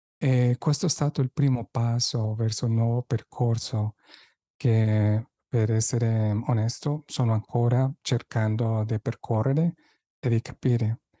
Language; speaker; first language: Italian; non-native, fluent; Spanish